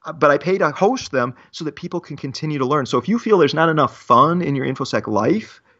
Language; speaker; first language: English; native; English